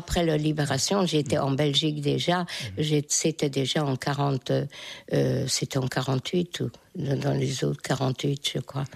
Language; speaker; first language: French; non-native, fluent; Hungarian